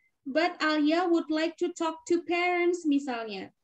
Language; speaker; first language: English; non-native, fluent; Indonesian